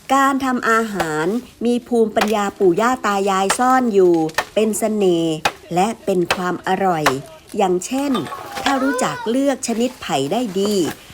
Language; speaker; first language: Thai; native; Thai